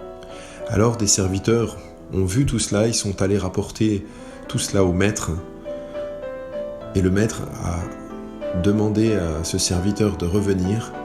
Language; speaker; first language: French; native; French